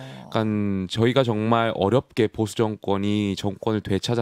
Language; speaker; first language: Korean; native; Korean